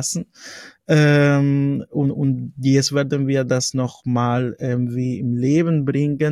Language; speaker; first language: German; non-native, fluent; Spanish